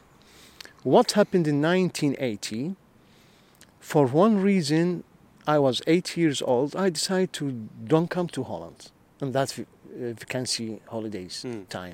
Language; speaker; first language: English; non-native, learner; Arabic